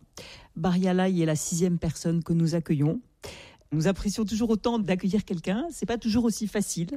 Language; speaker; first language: French; native; French